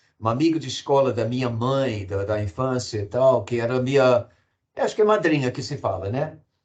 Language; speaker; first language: Portuguese; non-native, fluent; English